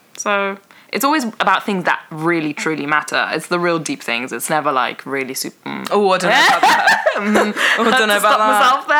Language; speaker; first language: English; early bilingual, other home language; Persian